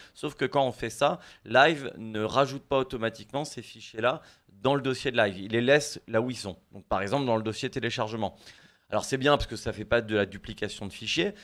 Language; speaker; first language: French; native; French